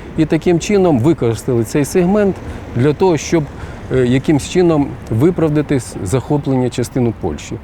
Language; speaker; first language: Ukrainian; non-native, local second language; Russian